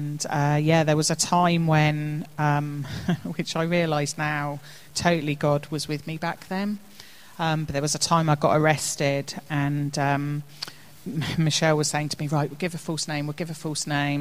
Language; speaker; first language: English; native; English